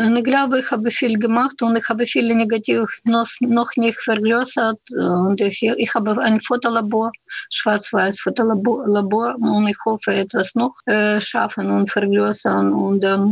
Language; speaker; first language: German; non-native, fluent; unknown